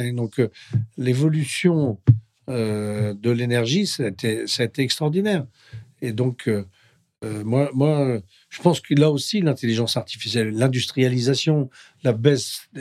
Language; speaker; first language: French; native; French